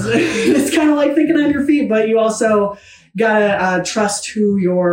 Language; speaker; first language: English; native; English